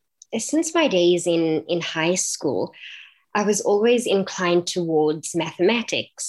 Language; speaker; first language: English; native; English